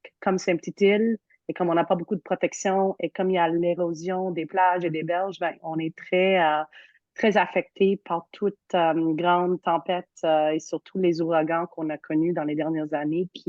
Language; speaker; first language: French; native; French